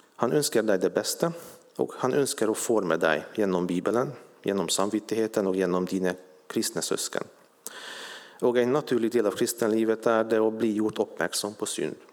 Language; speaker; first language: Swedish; non-native, fluent; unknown